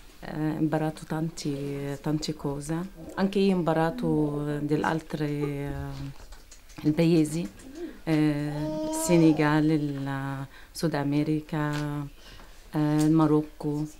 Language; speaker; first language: Italian; non-native, learner; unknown